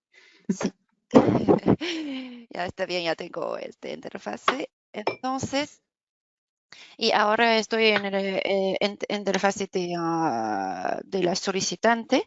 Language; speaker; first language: Spanish; non-native, fluent; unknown